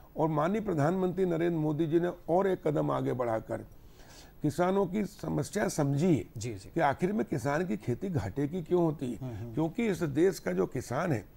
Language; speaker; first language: Hindi; native; Hindi